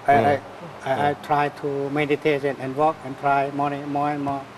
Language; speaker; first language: English; non-native, learner; Thai